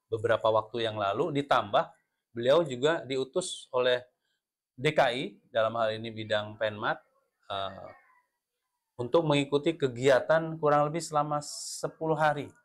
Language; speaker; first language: Indonesian; native; Indonesian